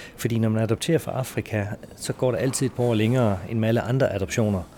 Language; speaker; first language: Danish; native; Danish